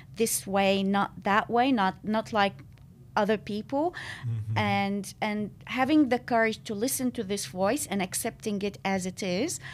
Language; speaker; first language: English; non-native, fluent; Arabic